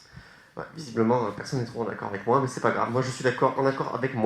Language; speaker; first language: French; native; French